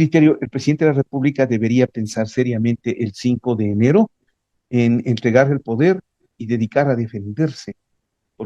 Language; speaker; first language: Spanish; native; Spanish